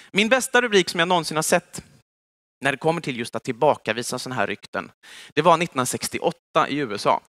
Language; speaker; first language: Swedish; native; Swedish